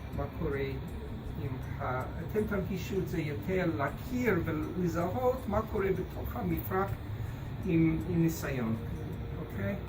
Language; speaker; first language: Hebrew; non-native, fluent; English